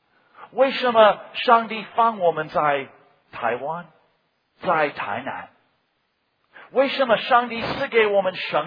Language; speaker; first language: Chinese; non-native, fluent; English